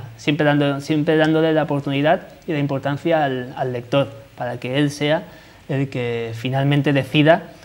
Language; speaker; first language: Spanish; native; Spanish